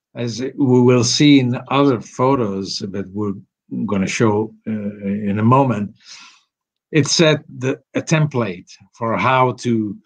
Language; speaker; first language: English; non-native, fluent; Italian